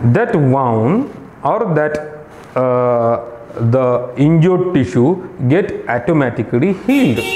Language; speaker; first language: English; non-native, local second language; Marathi